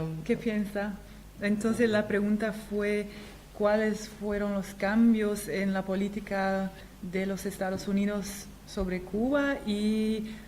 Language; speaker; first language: Spanish; non-native, fluent; Dutch